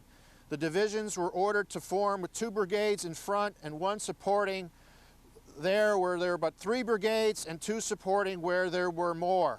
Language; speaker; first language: English; native; English